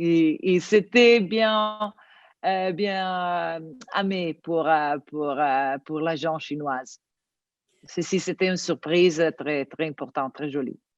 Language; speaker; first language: French; non-native, learner; Italian